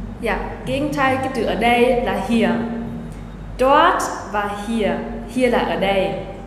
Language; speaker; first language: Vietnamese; early bilingual, heritage; Vietnamese